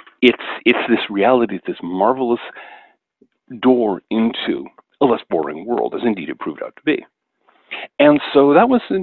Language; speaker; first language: English; native; English